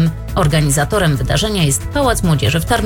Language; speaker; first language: Polish; native; Polish